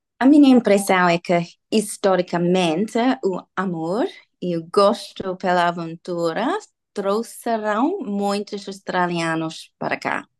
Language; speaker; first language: Portuguese; non-native, learner; English